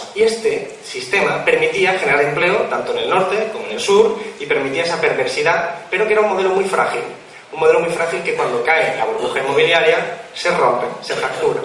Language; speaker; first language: Spanish; native; Spanish